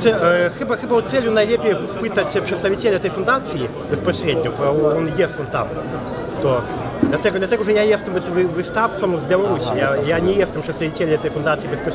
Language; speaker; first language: Polish; non-native, fluent; Belarusian